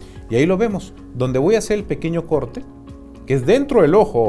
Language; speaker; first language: Spanish; native; Spanish